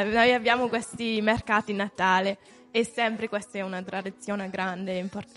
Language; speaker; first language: Italian; non-native, fluent; German